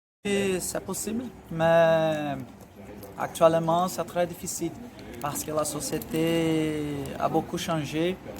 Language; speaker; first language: French; non-native, learner; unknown